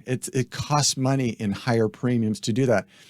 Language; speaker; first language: English; native; English